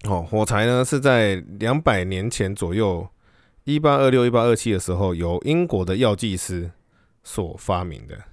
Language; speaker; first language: Chinese; native; Chinese